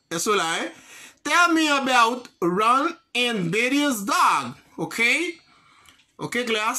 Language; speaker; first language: English; non-native, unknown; Haitian Creole